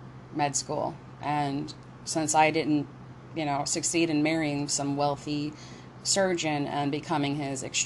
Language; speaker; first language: English; native; English